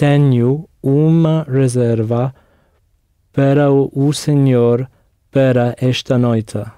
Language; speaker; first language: Portuguese; non-native, learner; English